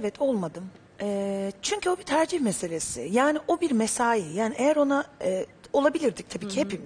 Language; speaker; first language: Turkish; native; Turkish